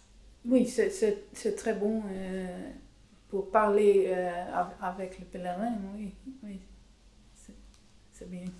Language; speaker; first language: French; non-native, learner; Dutch